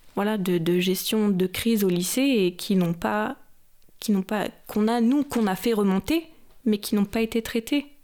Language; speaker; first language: French; native; French